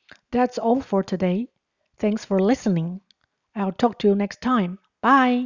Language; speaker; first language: English; non-native, fluent; Chinese